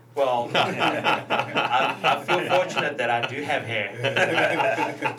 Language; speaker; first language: English; native; English